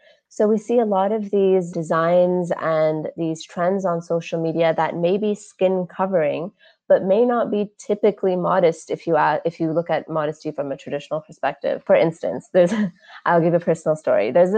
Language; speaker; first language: English; native; English